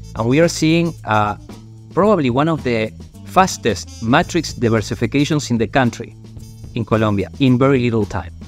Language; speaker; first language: English; non-native, fluent; Spanish